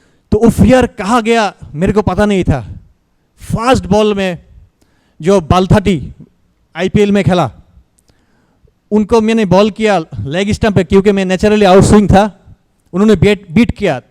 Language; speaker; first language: Hindi; non-native, learner; Bangla